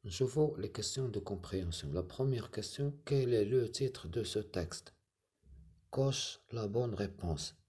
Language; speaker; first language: French; non-native, local second language; Arabic